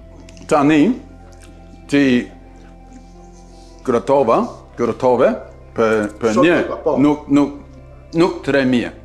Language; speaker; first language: Albanian; non-native, learner; English